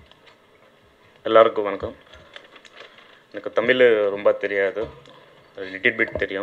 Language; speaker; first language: Tamil; non-native, learner; Telugu